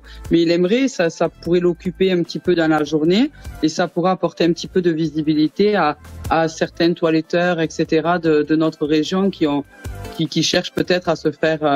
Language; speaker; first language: French; native; French